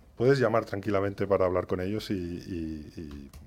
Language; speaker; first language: Spanish; native; Spanish